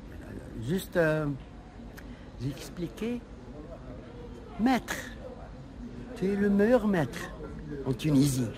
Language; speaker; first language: French; non-native, local second language; Arabic